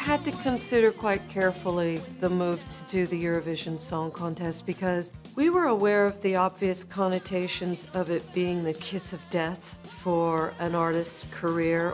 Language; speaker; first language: English; native; English